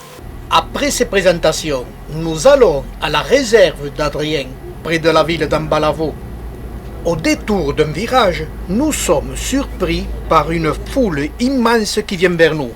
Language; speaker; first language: French; native; French